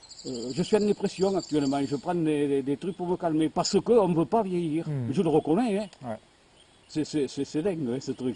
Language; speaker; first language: French; native; French